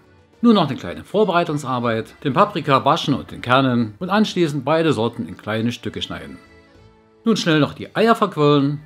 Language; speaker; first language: German; native; German